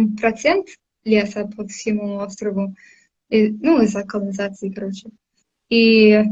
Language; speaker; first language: Russian; non-native, fluent; English